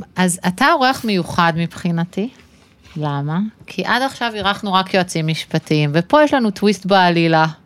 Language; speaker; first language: Hebrew; native; Hebrew